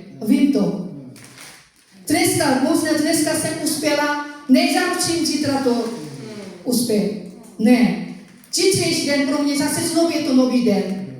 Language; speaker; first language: Czech; non-native, fluent; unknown